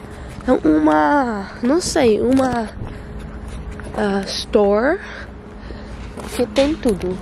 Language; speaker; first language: Portuguese; non-native, learner; Dutch